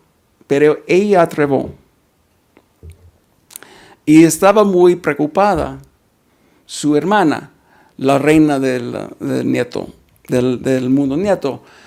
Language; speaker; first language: Spanish; early bilingual, heritage; Spanish